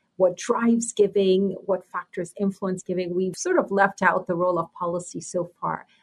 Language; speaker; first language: English; native; English